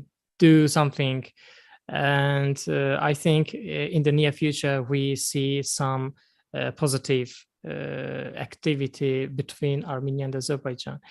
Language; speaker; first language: English; non-native, learner; Azerbaijani